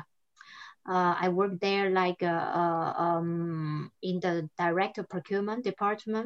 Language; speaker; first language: English; non-native, fluent; Cantonese